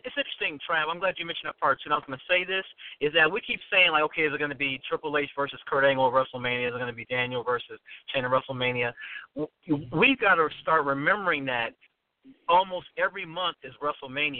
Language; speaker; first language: English; native; English